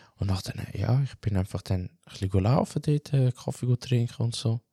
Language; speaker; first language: German; early bilingual, other home language; Albanian